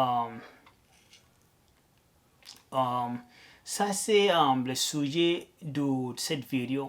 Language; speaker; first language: French; non-native, learner; Arabic